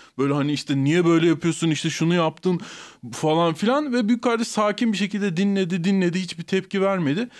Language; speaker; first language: Turkish; native; Turkish